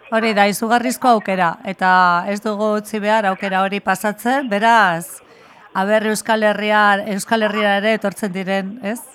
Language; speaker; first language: Basque; native; Basque